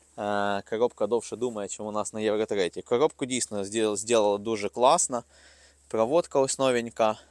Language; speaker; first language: Ukrainian; non-native, local second language; Russian